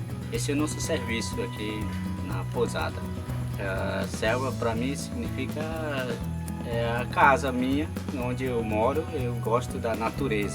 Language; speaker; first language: Portuguese; non-native, local second language; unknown